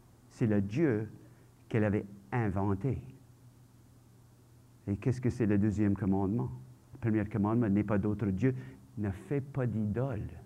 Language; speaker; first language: French; native; French